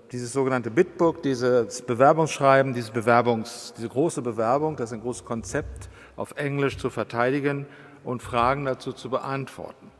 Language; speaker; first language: German; native; German